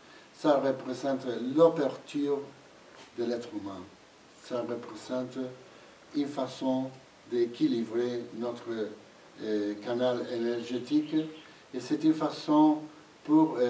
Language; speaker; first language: French; non-native, fluent; Spanish